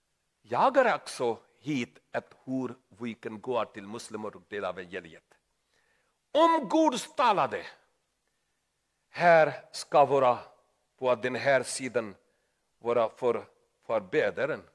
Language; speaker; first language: Swedish; non-native, learner; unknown